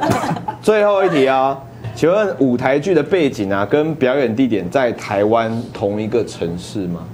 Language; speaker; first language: Chinese; native; Chinese